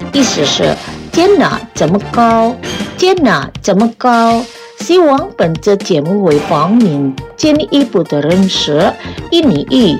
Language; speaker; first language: Chinese; non-native, fluent; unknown